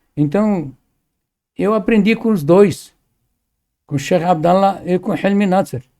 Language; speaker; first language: Portuguese; early bilingual, other home language; Arabic